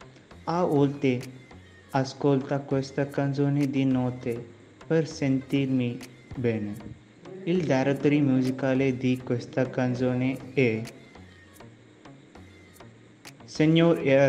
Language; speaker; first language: Italian; non-native, learner; Tamil